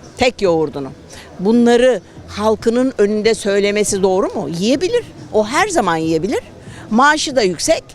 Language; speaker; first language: Turkish; native; Turkish